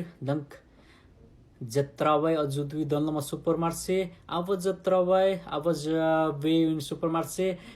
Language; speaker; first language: French; non-native, learner; Nepali